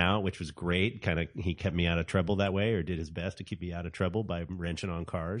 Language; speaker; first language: English; native; English